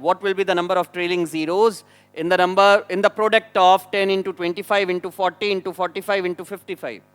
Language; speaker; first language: English; non-native, local second language; Hindi